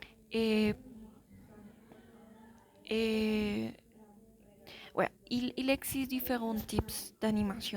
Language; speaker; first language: French; non-native, learner; Spanish